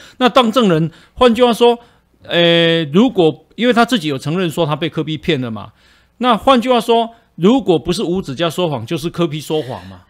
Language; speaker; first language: Chinese; native; Chinese